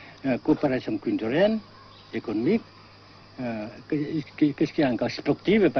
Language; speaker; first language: French; non-native, fluent; Vietnamese